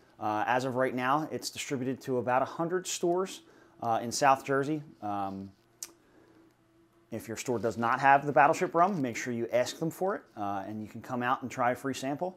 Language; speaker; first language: English; native; English